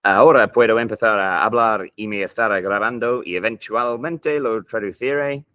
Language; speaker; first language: Spanish; non-native, learner; English